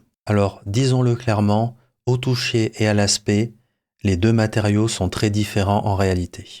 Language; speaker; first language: French; native; French